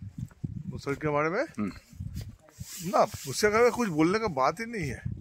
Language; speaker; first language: Hindi; non-native, local second language; Bangla